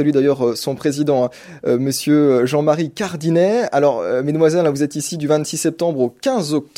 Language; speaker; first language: French; native; French